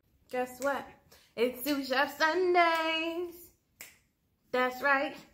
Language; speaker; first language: English; native; English